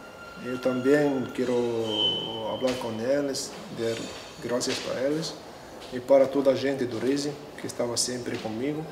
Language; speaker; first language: Portuguese; non-native, learner; Arabic